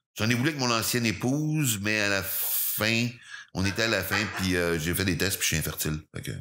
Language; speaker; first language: French; native; French